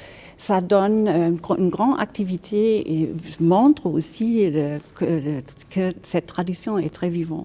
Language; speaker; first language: French; non-native, fluent; German